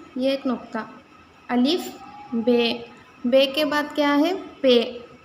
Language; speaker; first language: Hindi; native; Hindi